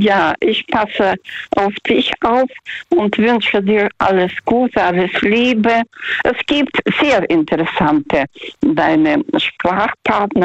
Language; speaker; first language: German; non-native, fluent; Russian